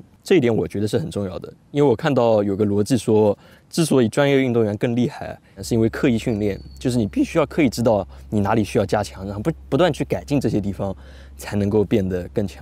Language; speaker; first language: Chinese; native; Chinese